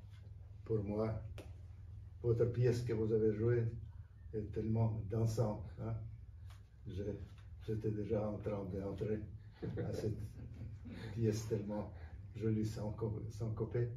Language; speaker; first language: French; non-native, fluent; Russian